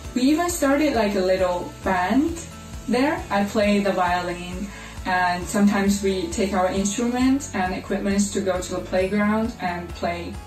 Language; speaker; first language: English; non-native, fluent; Chinese